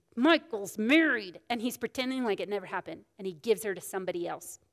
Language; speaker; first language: English; native; English